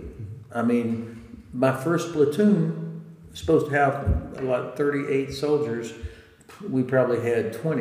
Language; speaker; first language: English; native; English